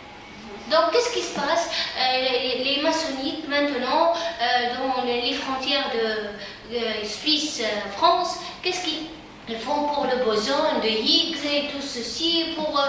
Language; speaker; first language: French; non-native, local second language; Arabic